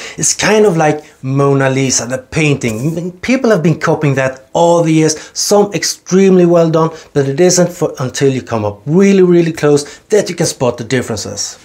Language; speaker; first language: English; non-native, fluent; Swedish